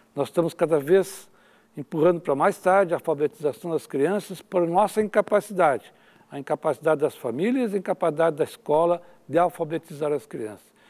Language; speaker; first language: Portuguese; native; Portuguese